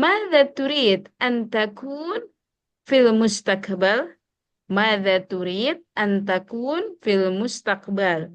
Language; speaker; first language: Arabic; non-native, fluent; Indonesian